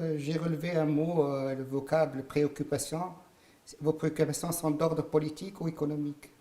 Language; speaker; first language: French; non-native, local second language; Arabic